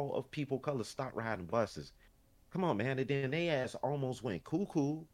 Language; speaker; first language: English; early bilingual, other home language; Haitian Creole